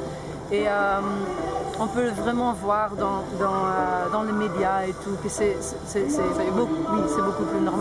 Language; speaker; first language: French; non-native, local second language; Dutch